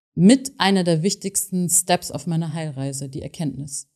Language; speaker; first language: German; native; German